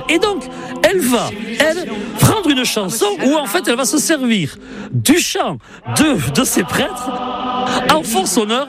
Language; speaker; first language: French; native; French